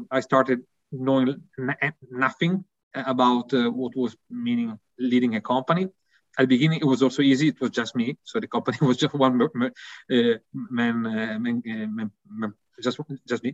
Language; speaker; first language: English; non-native, fluent; Italian